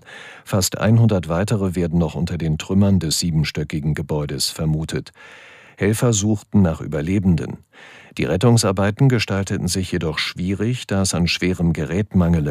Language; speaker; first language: German; native; German